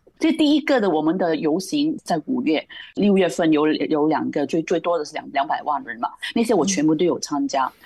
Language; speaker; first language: Chinese; non-native, local second language; Cantonese